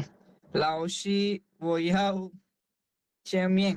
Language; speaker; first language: Chinese; non-native, learner; Sinhala